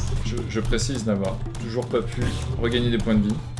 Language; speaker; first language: French; native; French